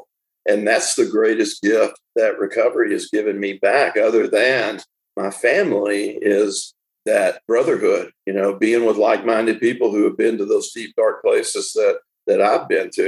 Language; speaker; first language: English; native; English